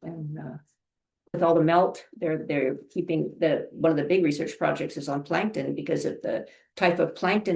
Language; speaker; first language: English; native; English